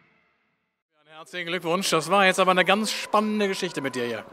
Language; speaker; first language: German; native; German